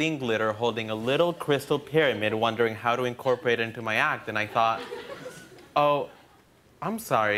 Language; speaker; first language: English; non-native, fluent; Spanish